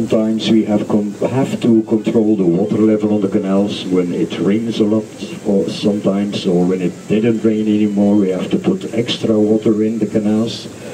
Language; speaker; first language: English; non-native, fluent; Dutch